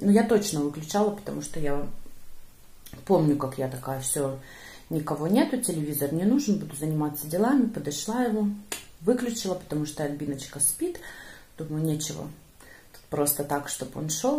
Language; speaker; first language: Russian; native; Russian